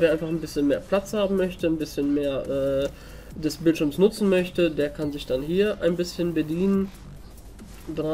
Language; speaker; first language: German; native; German